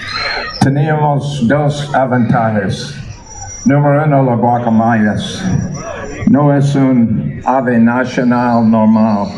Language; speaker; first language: Spanish; non-native, learner; English